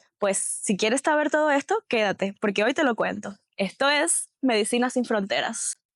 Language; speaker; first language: Spanish; native; Spanish